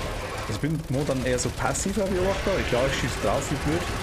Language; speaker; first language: German; native; German